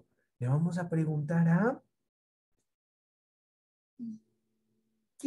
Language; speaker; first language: Spanish; native; Spanish